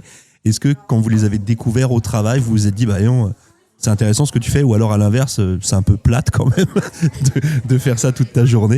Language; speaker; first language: French; native; French